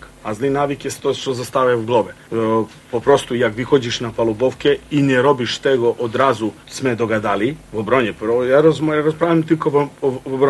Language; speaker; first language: Polish; non-native, fluent; Croatian